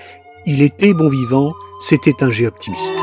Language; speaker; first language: French; native; French